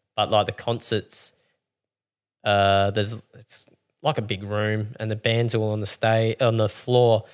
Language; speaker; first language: English; native; English